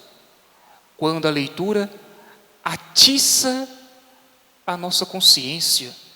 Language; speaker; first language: Portuguese; native; Portuguese